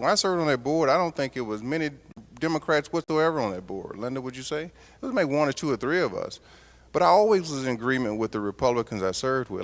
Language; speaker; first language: English; native; English